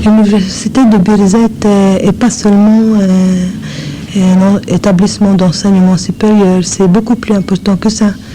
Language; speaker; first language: French; non-native, fluent; English